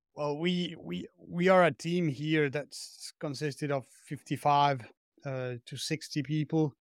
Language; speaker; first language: English; non-native, fluent; Spanish